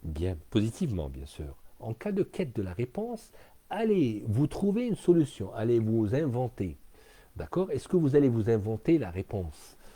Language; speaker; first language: French; non-native, local second language; Arabic